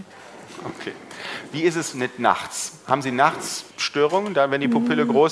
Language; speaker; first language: German; native; German